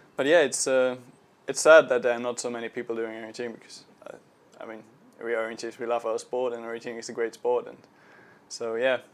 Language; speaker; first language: English; non-native, fluent; German